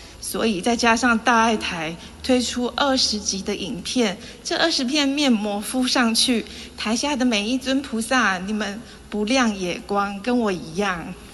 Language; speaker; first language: Chinese; native; Chinese